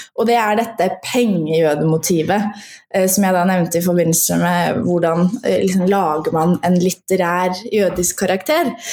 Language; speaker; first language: Norwegian; native; Norwegian